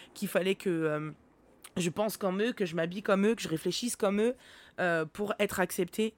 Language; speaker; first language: French; native; French